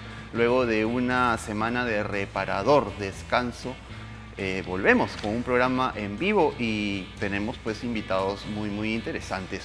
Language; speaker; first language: Spanish; native; Spanish